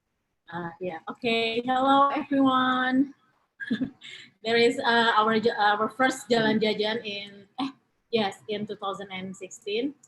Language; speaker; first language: English; non-native, fluent; Indonesian